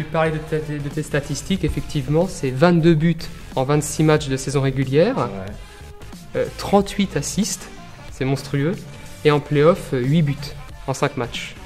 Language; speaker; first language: French; native; French